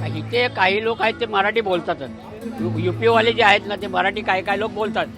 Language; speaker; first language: Marathi; native; Marathi